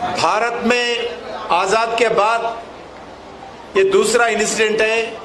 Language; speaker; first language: Hindi; non-native, local second language; Telugu